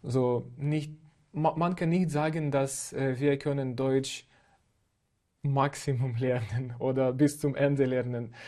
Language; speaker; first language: German; non-native, learner; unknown